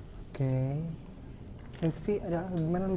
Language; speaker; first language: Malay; non-native, local second language; Sundanese